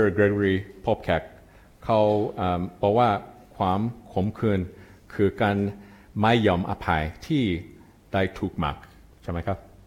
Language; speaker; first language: Thai; non-native, fluent; English